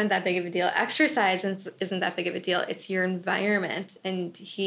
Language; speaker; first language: English; native; English